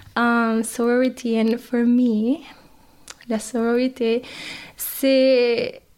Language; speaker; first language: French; non-native, fluent; English